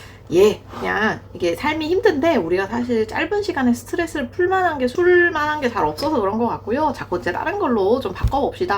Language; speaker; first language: Korean; native; Korean